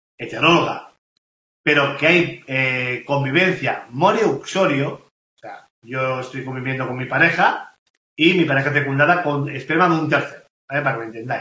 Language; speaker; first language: Spanish; native; Spanish